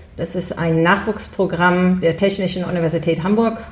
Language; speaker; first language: German; early bilingual, heritage; German